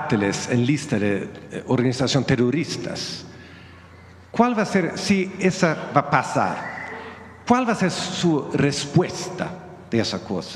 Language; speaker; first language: Spanish; non-native, learner; Swedish